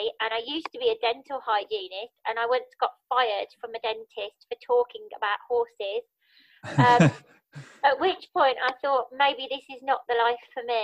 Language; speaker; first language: English; native; English